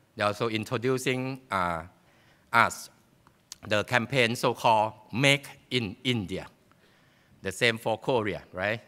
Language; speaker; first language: English; non-native, fluent; Thai